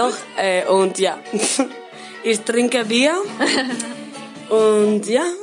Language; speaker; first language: German; non-native, learner; Spanish